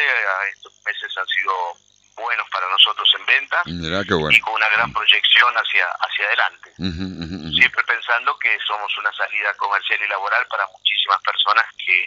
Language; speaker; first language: Spanish; native; Spanish